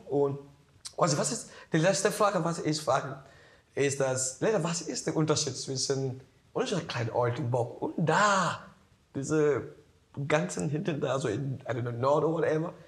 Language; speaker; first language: German; non-native, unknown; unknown